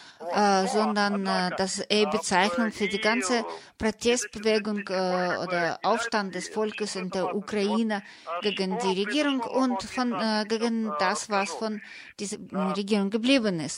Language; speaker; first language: German; non-native, fluent; Russian